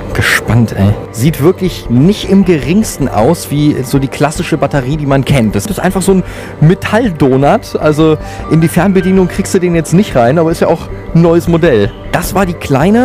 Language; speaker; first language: German; native; German